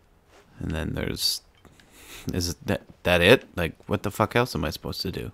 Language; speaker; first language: English; native; English